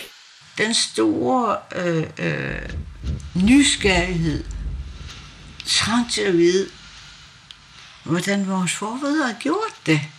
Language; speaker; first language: Danish; non-native, local second language; Kalaallisut